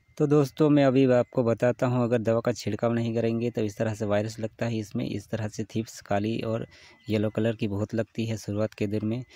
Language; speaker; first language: Hindi; non-native, local second language; Gujarati